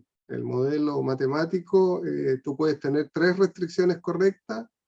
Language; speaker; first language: Spanish; non-native, fluent; Portuguese